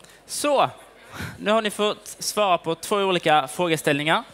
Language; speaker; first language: Swedish; native; Swedish